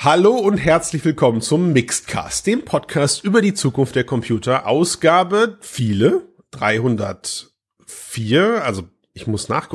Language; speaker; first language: German; native; German